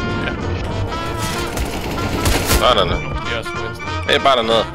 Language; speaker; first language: Danish; native; Danish